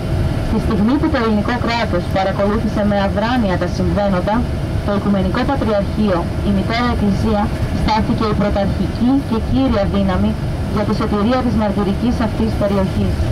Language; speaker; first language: Greek; native; Greek